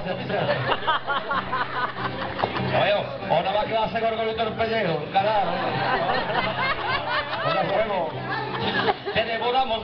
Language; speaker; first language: Spanish; native; Spanish